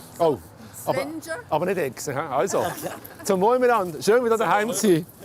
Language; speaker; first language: German; native; German